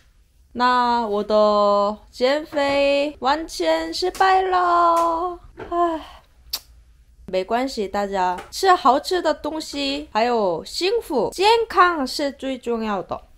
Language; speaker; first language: Chinese; non-native, fluent; Korean